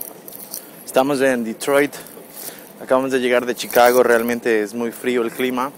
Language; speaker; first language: Spanish; native; Spanish